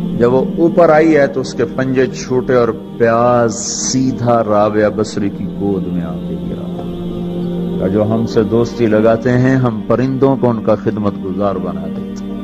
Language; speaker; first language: Urdu; non-native, local second language; Punjabi